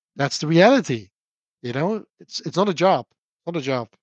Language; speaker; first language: English; non-native, fluent; Dutch